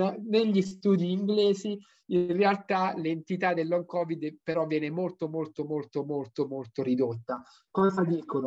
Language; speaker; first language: Italian; native; Italian